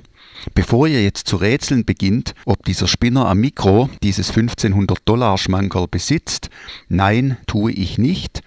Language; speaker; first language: German; native; German